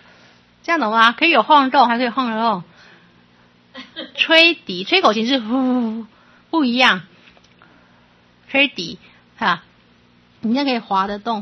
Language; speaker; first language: Chinese; native; Chinese